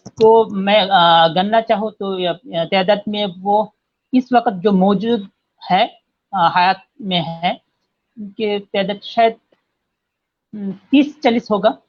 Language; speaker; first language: Hindi; non-native, fluent; Bangla